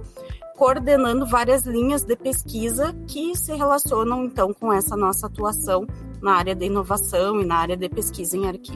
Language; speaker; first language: Portuguese; native; Portuguese